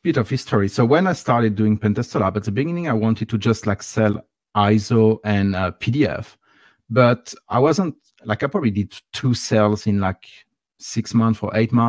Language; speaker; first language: English; non-native, fluent; French